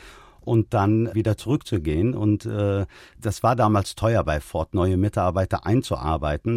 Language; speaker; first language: German; early bilingual, other home language; Turkish